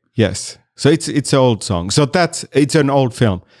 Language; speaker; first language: English; non-native, fluent; Finnish